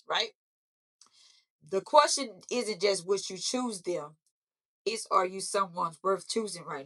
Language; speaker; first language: English; native; English